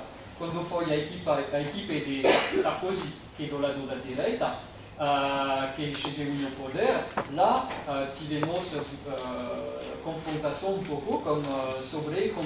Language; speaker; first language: Portuguese; non-native, fluent; French